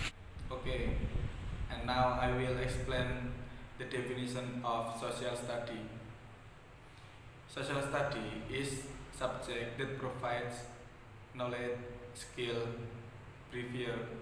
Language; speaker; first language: English; non-native, learner; Indonesian